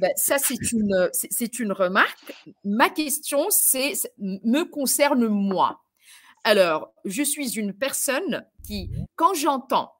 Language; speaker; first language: French; non-native, fluent; Arabic